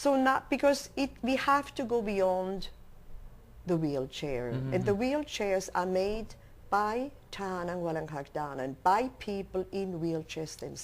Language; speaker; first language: English; non-native, local second language; German